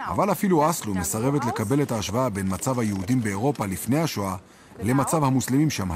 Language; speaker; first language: Hebrew; native; Hebrew